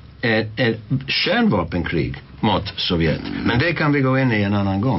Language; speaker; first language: Swedish; non-native, fluent; English